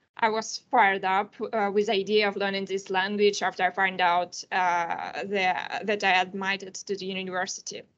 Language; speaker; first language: English; non-native, learner; Russian